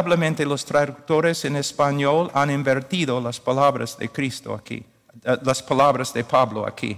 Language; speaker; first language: Spanish; non-native, fluent; English